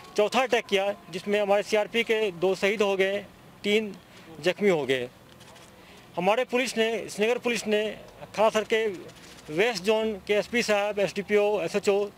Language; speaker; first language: Hindi; non-native, local second language; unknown